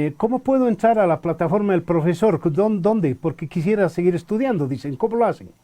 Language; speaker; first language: Spanish; native; Spanish